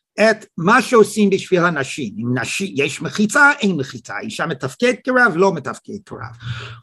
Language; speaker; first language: Hebrew; non-native, fluent; English